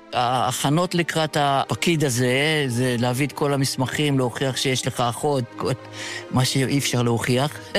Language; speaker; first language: Hebrew; early bilingual, other home language; Yiddish